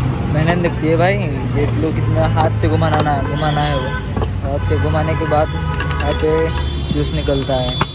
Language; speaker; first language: Hindi; non-native, local second language; Marathi